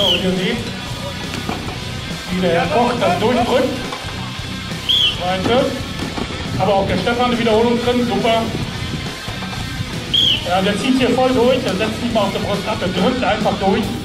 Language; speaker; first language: German; native; German